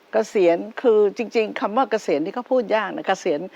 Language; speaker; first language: Thai; native; Thai